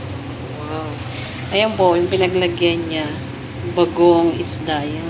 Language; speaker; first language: Filipino; native; Filipino